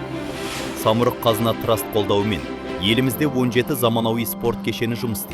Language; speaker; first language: Kazakh; native; Kazakh